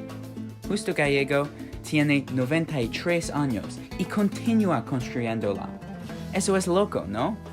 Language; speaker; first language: Spanish; non-native, learner; English